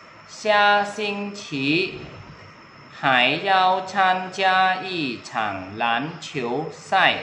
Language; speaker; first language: Chinese; non-native, fluent; Vietnamese